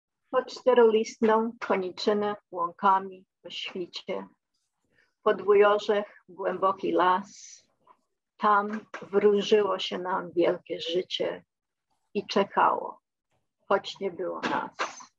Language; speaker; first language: Polish; early bilingual, heritage; Polish